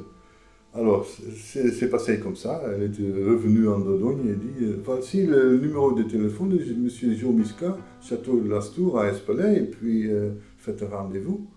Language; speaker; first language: French; non-native, fluent; Dutch